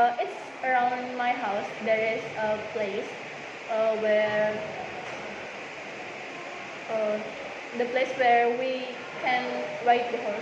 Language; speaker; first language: English; non-native, learner; Indonesian